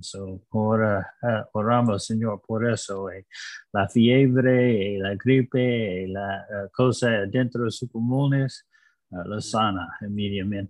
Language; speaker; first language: Spanish; non-native, learner; English